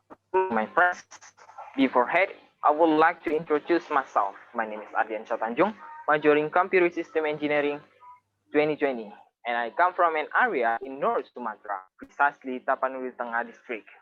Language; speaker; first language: English; non-native, local second language; Indonesian